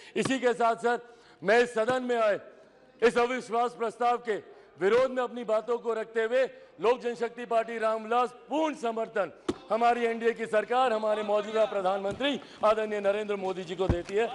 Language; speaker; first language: Hindi; native; Hindi